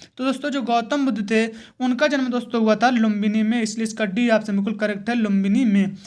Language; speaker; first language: Hindi; native; Hindi